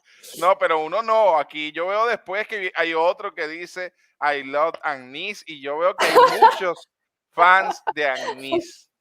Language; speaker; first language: Spanish; native; Spanish